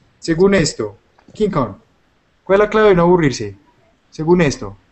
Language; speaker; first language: Spanish; native; Spanish